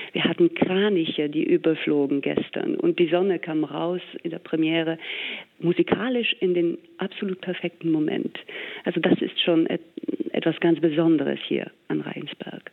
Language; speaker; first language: German; non-native, fluent; English